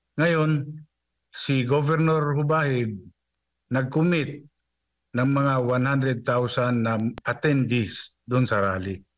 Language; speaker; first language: Filipino; non-native, local second language; Cebuano